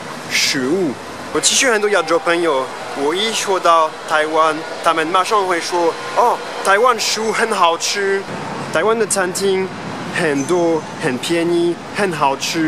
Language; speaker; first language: Chinese; non-native, fluent; French